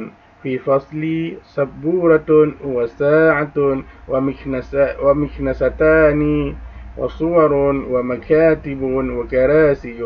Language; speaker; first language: Arabic; non-native, fluent; Indonesian